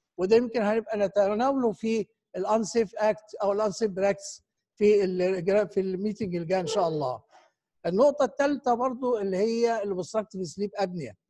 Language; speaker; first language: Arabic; native; Arabic